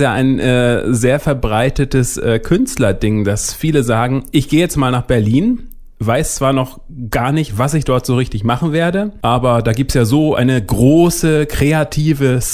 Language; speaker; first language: German; native; German